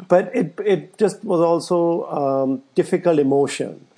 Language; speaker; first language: English; non-native, local second language; Urdu